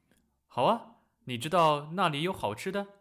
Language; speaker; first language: Chinese; non-native, learner; English